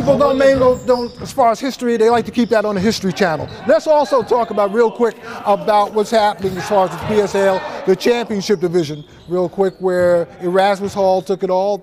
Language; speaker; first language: English; native; English